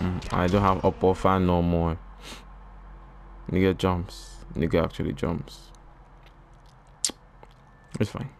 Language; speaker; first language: English; native; English